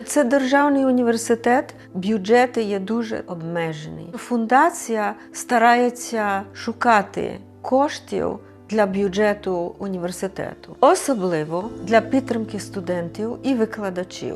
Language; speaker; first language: Ukrainian; early bilingual, heritage; Ukrainian